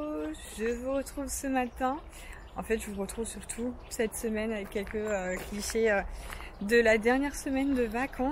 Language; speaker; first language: French; native; French